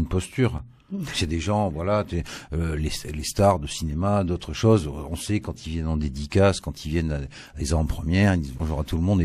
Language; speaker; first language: French; native; French